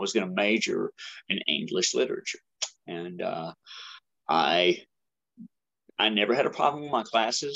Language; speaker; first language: English; native; English